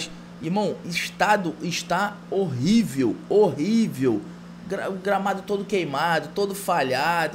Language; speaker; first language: Portuguese; native; Portuguese